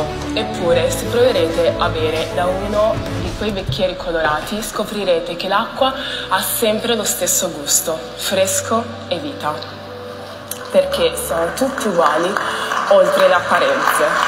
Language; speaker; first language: Italian; early bilingual, other home language; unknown